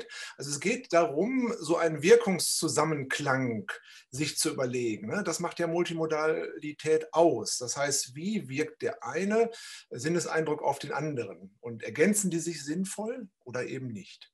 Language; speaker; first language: German; native; German